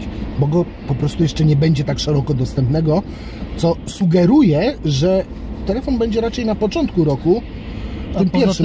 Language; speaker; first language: Polish; native; Polish